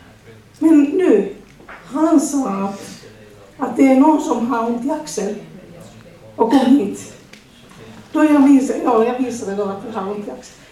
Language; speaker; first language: Swedish; non-native, learner; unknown